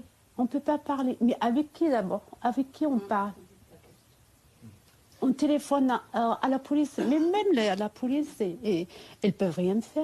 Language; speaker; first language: French; non-native, fluent; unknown